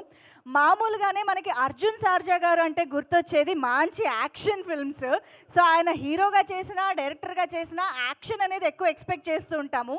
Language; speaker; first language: Telugu; native; Telugu